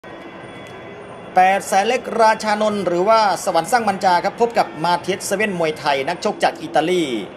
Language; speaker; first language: Thai; native; Thai